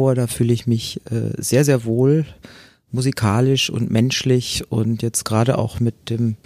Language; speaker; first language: German; native; German